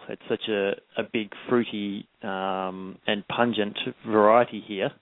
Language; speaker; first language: English; native; English